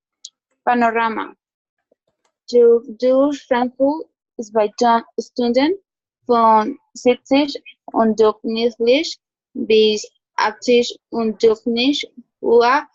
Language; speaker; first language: German; non-native, learner; Spanish